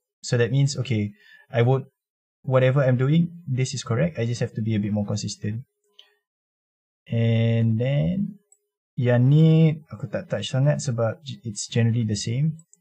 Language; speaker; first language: English; non-native, local second language; Malay